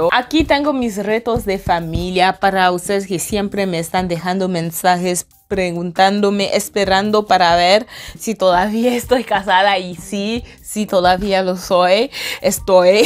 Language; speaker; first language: Spanish; non-native, fluent; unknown